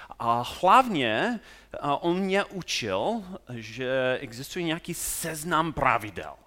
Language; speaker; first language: Czech; non-native, fluent; English